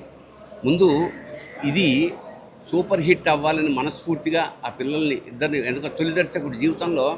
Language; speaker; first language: Telugu; native; Telugu